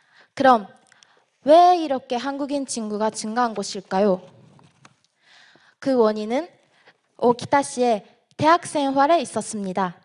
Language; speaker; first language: Korean; non-native, fluent; Japanese